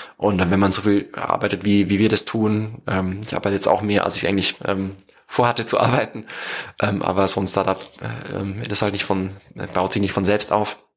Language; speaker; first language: German; native; German